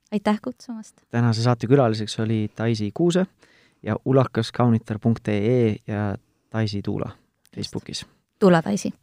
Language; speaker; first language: Estonian; native; Estonian